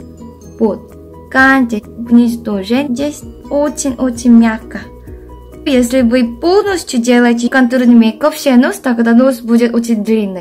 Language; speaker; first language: Russian; non-native, fluent; Korean